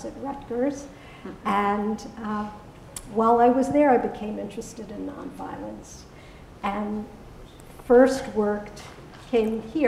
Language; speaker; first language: English; native; English